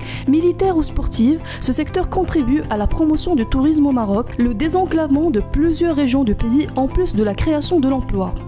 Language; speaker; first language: French; non-native, local second language; Arabic